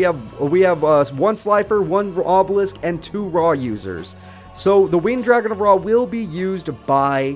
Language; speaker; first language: English; native; English